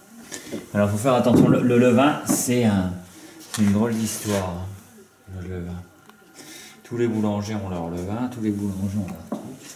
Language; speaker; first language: French; native; French